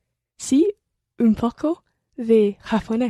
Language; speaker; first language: Spanish; non-native, learner; English